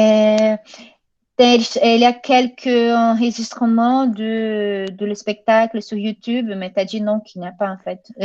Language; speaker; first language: French; non-native, fluent; Portuguese